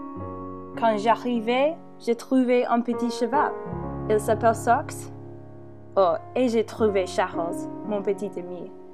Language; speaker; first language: French; non-native, learner; English